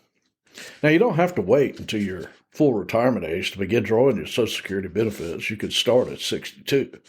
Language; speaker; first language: English; native; English